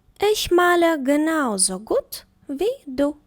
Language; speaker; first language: German; non-native, fluent; Ukrainian